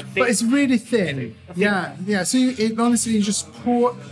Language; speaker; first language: English; non-native, fluent; Italian